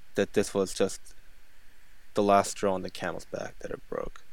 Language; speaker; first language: English; non-native, fluent; Korean